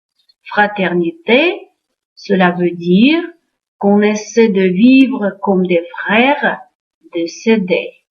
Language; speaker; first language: French; non-native, fluent; Uzbek